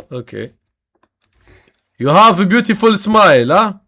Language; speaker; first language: English; non-native, learner; Arabic